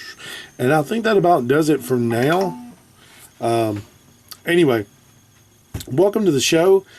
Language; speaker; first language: English; native; English